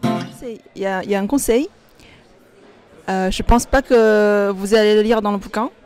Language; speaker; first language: French; non-native, fluent; Chinese